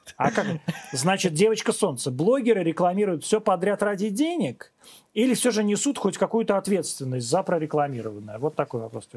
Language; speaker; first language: Russian; native; Russian